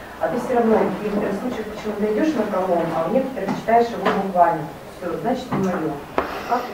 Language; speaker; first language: Russian; native; Russian